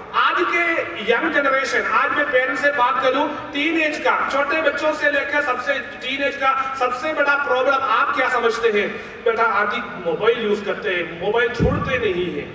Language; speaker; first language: Hindi; non-native, local second language; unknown